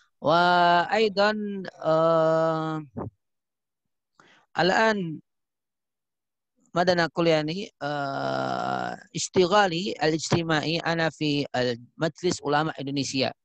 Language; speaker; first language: Arabic; non-native, fluent; Indonesian